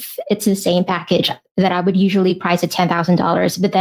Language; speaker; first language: English; non-native, local second language; Filipino